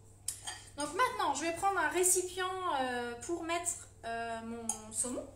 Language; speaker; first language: French; native; French